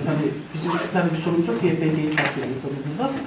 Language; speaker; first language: Turkish; native; Turkish